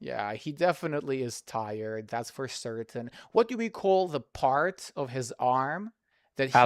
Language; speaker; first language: English; non-native, fluent; Serbian